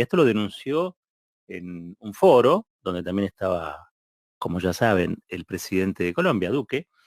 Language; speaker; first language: Spanish; native; Spanish